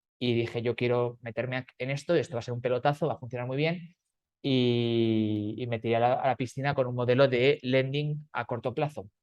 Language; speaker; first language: Spanish; native; Spanish